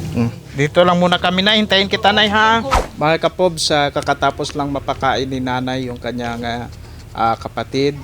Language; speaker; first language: Filipino; non-native, local second language; Aklanon